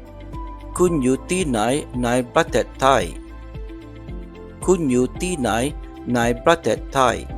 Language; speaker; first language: Thai; non-native, learner; English